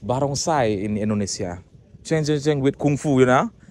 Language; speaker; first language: English; non-native, learner; Balinese